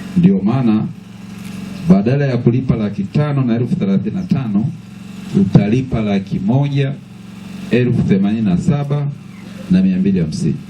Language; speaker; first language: Swahili; native; Swahili